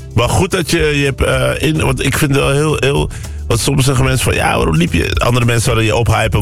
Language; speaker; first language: Dutch; native; Dutch